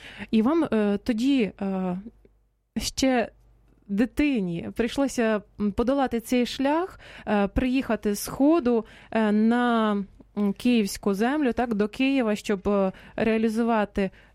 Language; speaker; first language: Ukrainian; native; Ukrainian